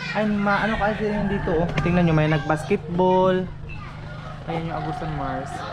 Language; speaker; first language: Filipino; non-native, local second language; Cebuano